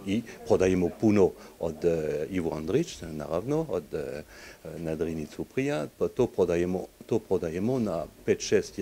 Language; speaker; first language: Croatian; non-native, learner; French